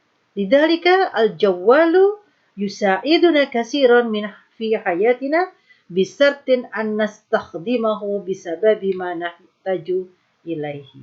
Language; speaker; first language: Arabic; non-native, fluent; Indonesian